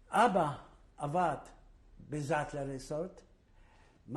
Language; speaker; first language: Hebrew; non-native, fluent; Yiddish